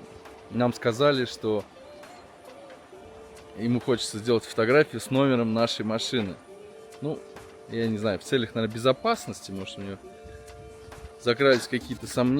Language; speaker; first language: Russian; native; Russian